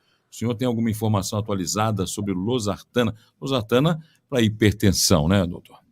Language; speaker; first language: Portuguese; native; Portuguese